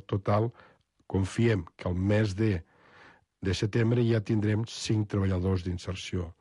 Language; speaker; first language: Catalan; native; Catalan